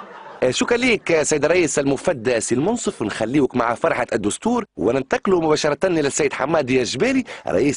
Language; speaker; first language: Arabic; native; Arabic